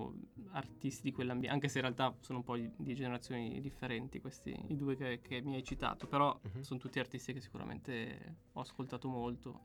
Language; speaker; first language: Italian; native; Italian